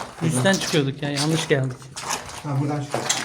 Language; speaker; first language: Turkish; native; Turkish